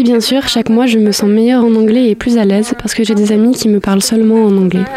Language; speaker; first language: French; non-native, fluent; Polish